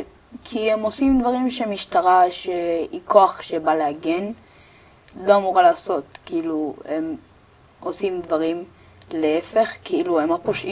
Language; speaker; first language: Hebrew; early bilingual, other home language; Amharic